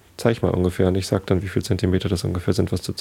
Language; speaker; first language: German; native; German